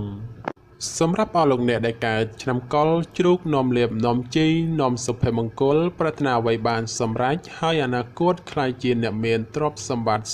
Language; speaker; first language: Khmer; native; Khmer